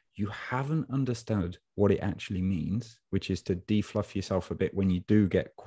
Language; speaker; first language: English; native; English